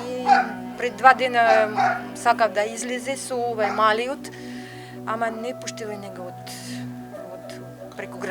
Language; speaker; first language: Macedonian; non-native, learner; Russian